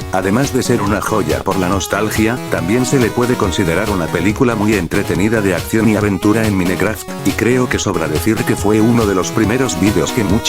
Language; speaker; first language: Spanish; native; Spanish